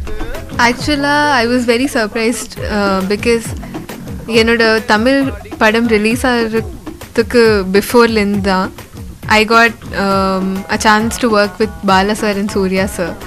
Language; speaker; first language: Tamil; non-native, learner; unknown